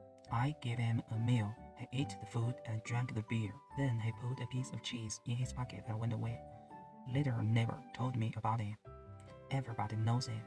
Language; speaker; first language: English; non-native, learner; Chinese